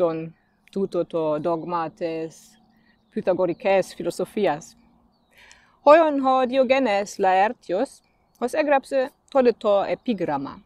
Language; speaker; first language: Greek; non-native, fluent; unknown